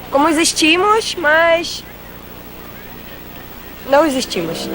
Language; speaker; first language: Portuguese; non-native, fluent; Russian